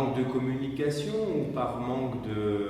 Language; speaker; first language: French; native; French